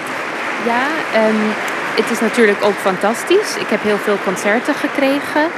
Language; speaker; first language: Dutch; early bilingual, heritage; English